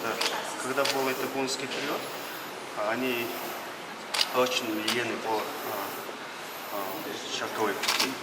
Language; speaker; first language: Russian; non-native, learner; Mongolian